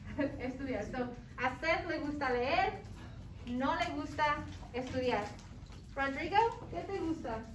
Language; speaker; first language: Spanish; non-native, fluent; English